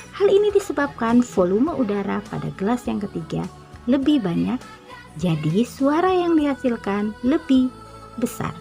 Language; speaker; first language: Indonesian; native; Indonesian